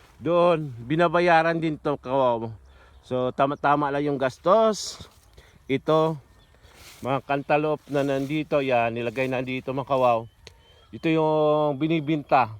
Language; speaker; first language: Filipino; non-native, local second language; Cebuano